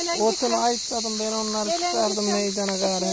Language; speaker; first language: Turkish; native; Turkish